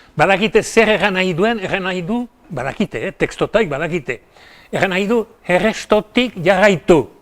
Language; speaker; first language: Basque; native; Basque